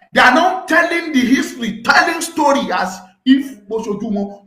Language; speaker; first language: English; non-native, local second language; Yoruba